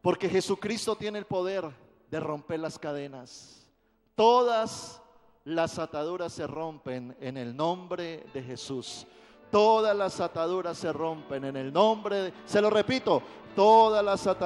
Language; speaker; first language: Spanish; native; Spanish